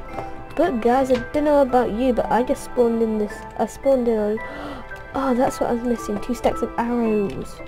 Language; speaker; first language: English; native; English